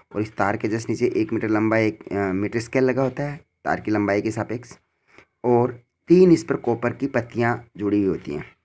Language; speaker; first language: Hindi; native; Hindi